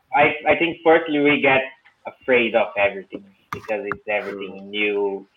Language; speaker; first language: English; non-native, learner; Portuguese